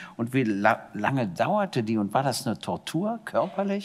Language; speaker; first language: German; native; German